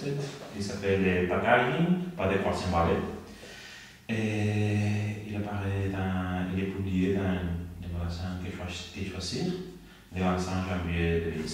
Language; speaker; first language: French; non-native, learner; Spanish